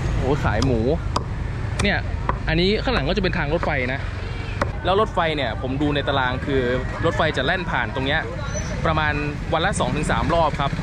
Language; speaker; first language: Thai; native; Thai